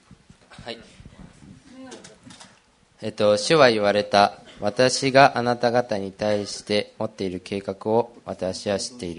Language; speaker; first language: Japanese; early bilingual, other home language; Portuguese